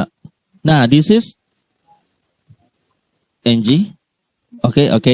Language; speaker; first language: English; non-native, learner; Indonesian